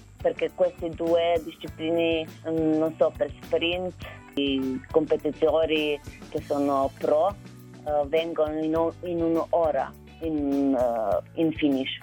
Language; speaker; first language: Italian; non-native, learner; Slovenian